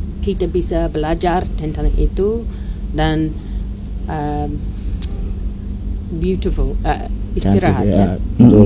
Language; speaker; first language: Indonesian; non-native, learner; English